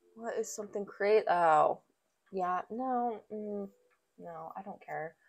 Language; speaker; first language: English; native; English